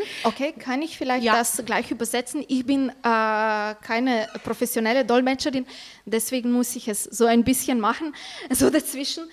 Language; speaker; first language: German; non-native, fluent; Slovenian